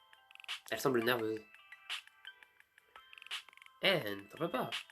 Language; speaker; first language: French; native; French